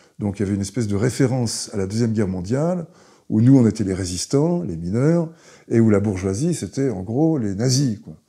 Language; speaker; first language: French; early bilingual, other home language; Hebrew